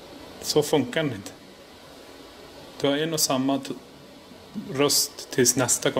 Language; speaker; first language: Swedish; native; Swedish